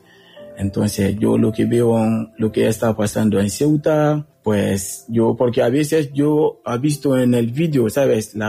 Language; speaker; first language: Spanish; non-native, learner; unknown